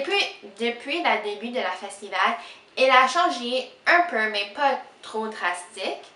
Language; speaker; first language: French; non-native, local second language; English